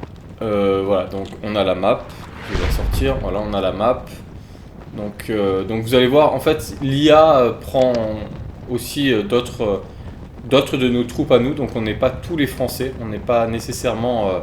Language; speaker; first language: French; native; French